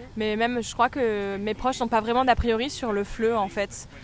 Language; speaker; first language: French; native; French